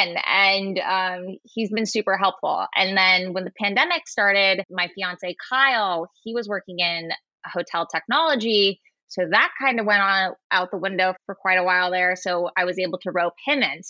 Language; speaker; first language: English; native; English